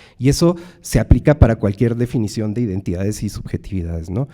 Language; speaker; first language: Spanish; native; Spanish